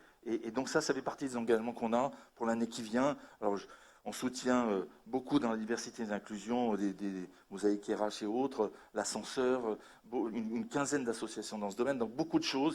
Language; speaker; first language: French; native; French